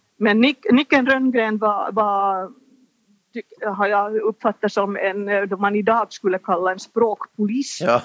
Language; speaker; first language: Swedish; native; Swedish